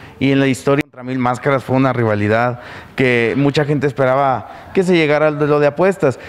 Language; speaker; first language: Spanish; native; Spanish